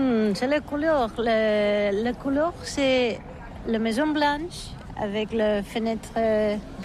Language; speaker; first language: French; non-native, learner; Catalan